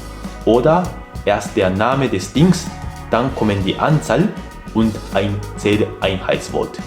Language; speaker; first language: German; non-native, fluent; Japanese